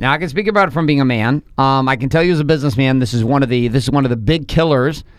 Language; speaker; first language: English; native; English